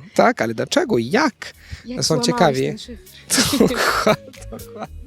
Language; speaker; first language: Polish; non-native, fluent; Italian